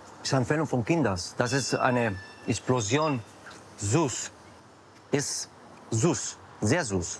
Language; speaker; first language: German; non-native, learner; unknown